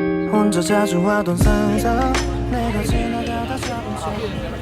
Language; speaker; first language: Korean; non-native, fluent; English